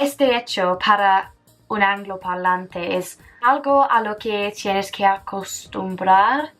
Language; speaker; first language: Spanish; non-native, fluent; English